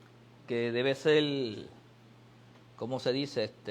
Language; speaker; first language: Spanish; native; Spanish